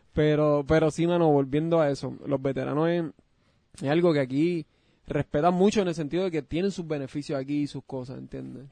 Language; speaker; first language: Spanish; native; Spanish